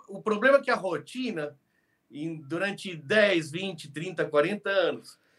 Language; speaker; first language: Portuguese; early bilingual, other home language; Spanish